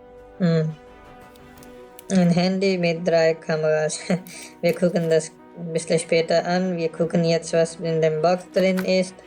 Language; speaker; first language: German; non-native, fluent; Urdu